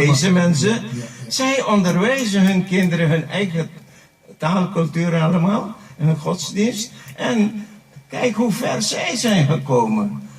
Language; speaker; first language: Dutch; non-native, local second language; Caribbean Hindustani